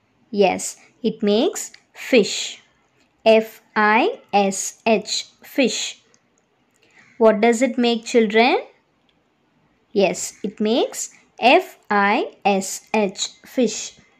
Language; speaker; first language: English; non-native, local second language; Tamil